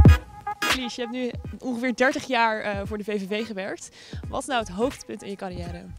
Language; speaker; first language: Dutch; native; Dutch